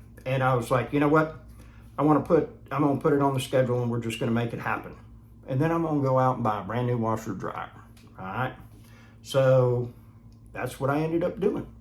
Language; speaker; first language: English; native; English